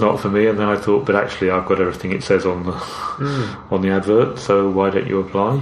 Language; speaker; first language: English; native; English